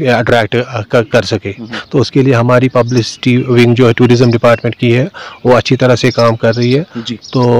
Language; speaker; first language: Hindi; non-native, local second language; Kashmiri